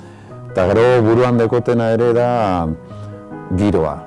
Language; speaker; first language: Basque; native; Basque